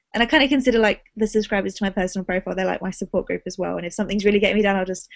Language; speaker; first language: English; native; English